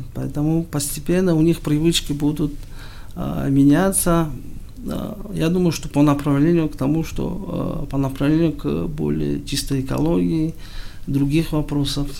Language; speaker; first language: Russian; non-native, local second language; Tajik